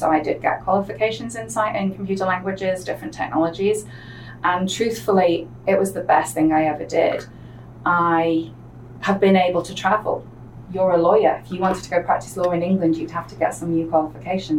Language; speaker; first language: English; native; English